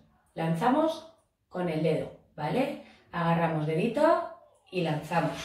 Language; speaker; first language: Spanish; native; Spanish